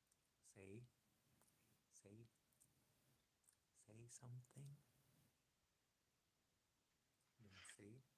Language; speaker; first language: English; non-native, learner; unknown